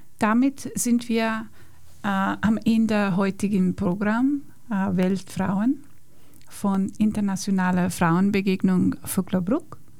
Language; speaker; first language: German; non-native, fluent; Persian